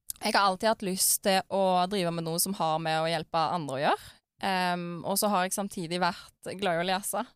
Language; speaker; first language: Norwegian; early bilingual, other home language; Arabic